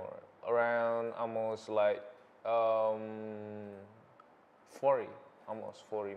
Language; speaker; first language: English; non-native, learner; Indonesian